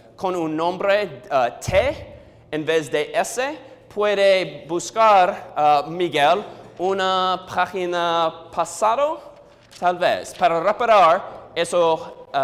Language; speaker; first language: Spanish; non-native, learner; English